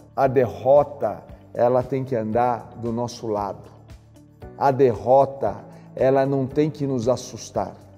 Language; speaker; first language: Portuguese; native; Portuguese